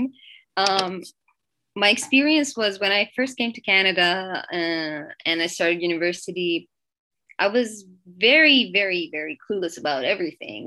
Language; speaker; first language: English; non-native, fluent; Persian